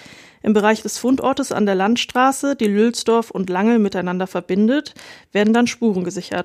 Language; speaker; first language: German; native; German